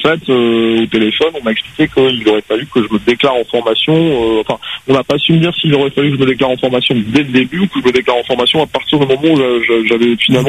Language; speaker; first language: French; native; French